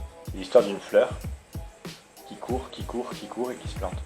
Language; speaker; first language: French; native; French